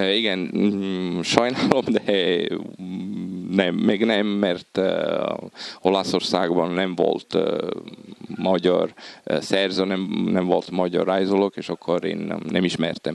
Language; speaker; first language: Hungarian; non-native, fluent; Italian